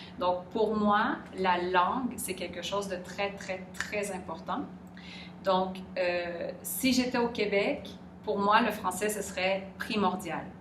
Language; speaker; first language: French; native; French